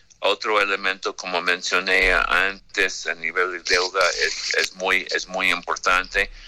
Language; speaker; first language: Spanish; non-native, fluent; English